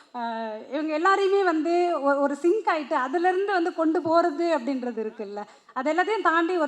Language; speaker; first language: Tamil; native; Tamil